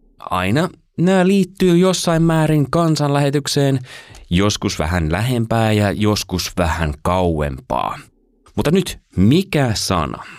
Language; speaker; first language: Finnish; native; Finnish